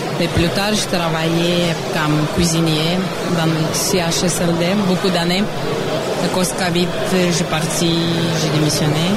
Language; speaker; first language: French; non-native, learner; Russian